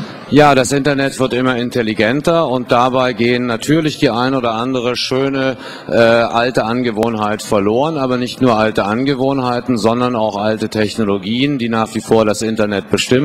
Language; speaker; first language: German; native; German